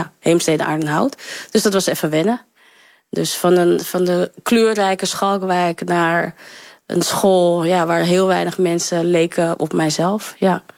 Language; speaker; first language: Dutch; early bilingual, other home language; Sranan Tongo